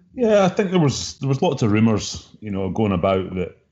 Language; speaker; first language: English; native; English